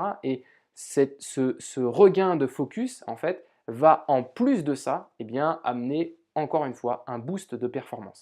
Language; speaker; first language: French; native; French